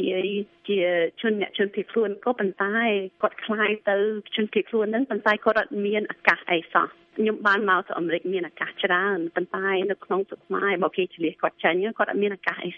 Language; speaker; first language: Khmer; early bilingual, heritage; Khmer